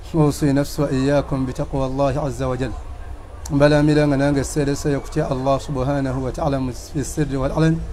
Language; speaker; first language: Arabic; non-native, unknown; Ganda